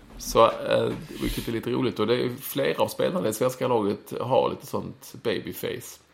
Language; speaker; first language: Swedish; native; Swedish